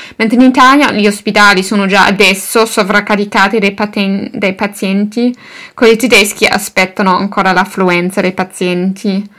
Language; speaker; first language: Italian; non-native, fluent; German